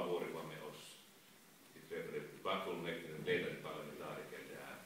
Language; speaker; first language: Swedish; non-native, local second language; Finnish